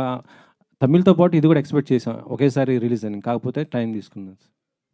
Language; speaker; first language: Telugu; native; Telugu